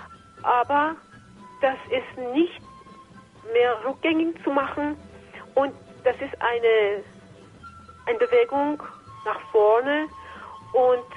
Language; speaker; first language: German; non-native, fluent; Persian